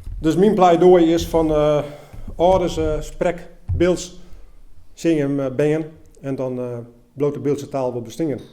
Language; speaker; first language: Dutch; native; Dutch